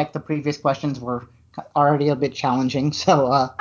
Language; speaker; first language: English; native; English